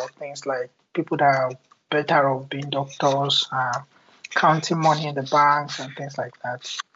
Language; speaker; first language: English; non-native, local second language; Yoruba